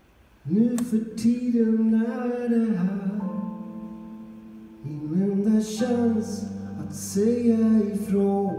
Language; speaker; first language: Swedish; native; Swedish